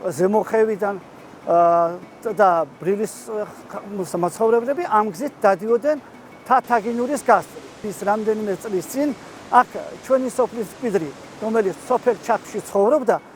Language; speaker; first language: Georgian; native; Georgian